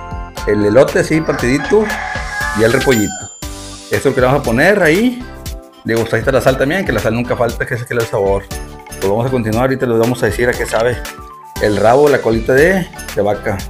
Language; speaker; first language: Spanish; native; Spanish